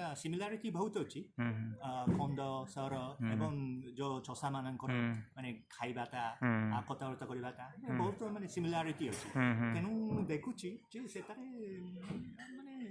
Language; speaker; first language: Odia; non-native, fluent; Japanese